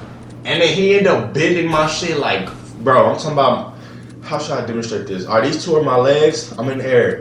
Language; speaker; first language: English; native; English